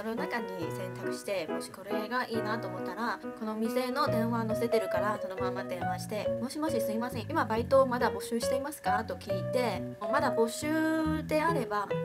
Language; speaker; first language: Japanese; non-native, fluent; Chinese